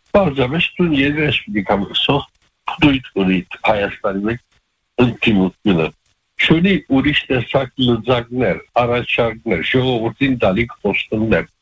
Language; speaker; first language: Armenian; early bilingual, heritage; Armenian